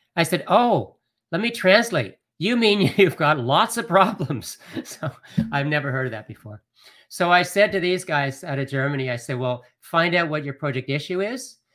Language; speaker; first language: English; native; English